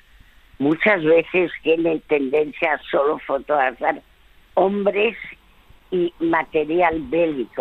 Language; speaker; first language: Spanish; early bilingual, other home language; French